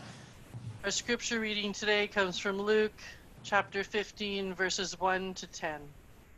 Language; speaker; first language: English; native; English